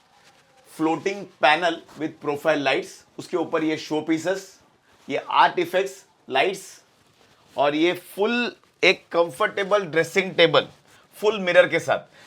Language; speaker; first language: Hindi; non-native, local second language; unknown